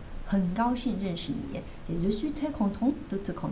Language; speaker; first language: French; non-native, fluent; Chinese